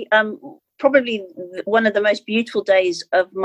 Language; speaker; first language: English; native; English